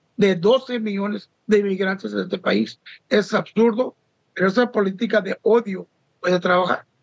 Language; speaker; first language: Spanish; early bilingual, heritage; Spanish